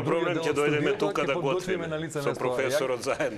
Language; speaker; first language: Macedonian; native; Macedonian